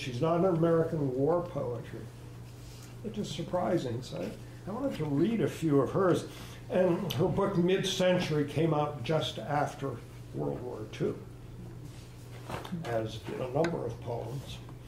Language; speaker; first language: English; native; English